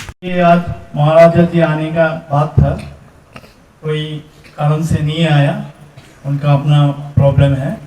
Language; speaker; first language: Hindi; non-native, local second language; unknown